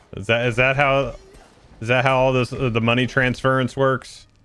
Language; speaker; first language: English; native; English